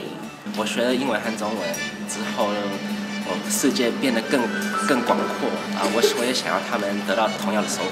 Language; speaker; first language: Chinese; early bilingual, heritage; Chinese